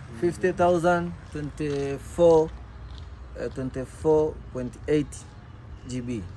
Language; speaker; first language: English; non-native, local second language; Swahili